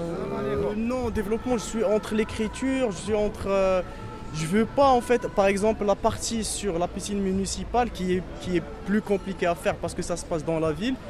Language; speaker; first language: French; non-native, local second language; Arabic